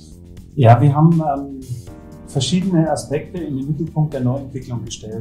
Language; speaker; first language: German; native; German